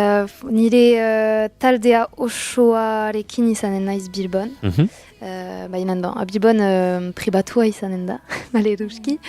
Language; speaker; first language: Basque; non-native, local second language; French